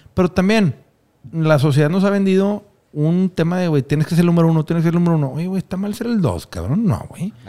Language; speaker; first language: Spanish; native; Spanish